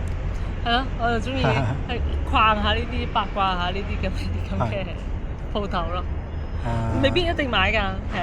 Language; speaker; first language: Cantonese; native; Cantonese